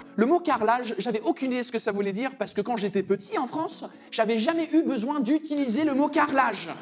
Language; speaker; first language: French; early bilingual, other home language; English